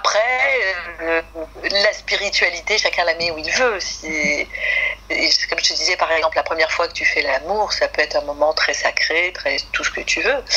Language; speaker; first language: French; native; French